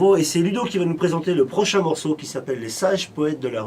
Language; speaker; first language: French; native; French